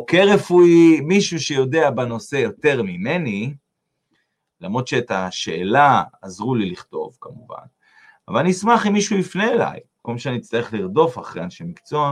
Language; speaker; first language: Hebrew; native; Hebrew